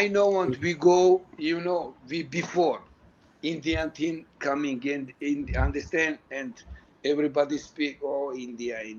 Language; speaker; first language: English; non-native, learner; Georgian